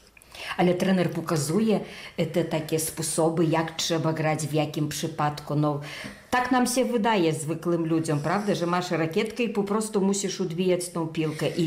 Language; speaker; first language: Polish; native; Polish